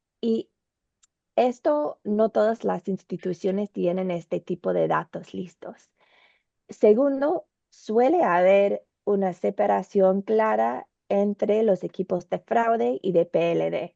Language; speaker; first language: Spanish; non-native, learner; English